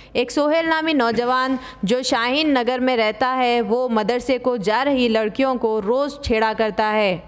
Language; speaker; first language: Hindi; non-native, local second language; Urdu